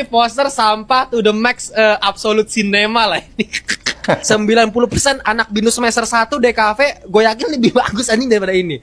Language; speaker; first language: Indonesian; native; Indonesian